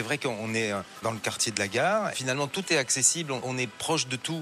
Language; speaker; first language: French; native; French